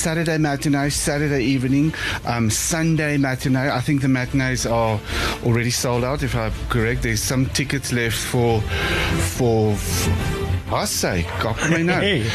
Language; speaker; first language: English; non-native, local second language; Afrikaans